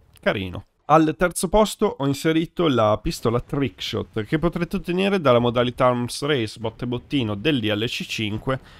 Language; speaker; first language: Italian; native; Italian